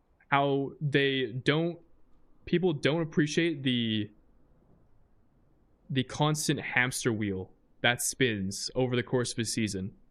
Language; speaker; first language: English; native; English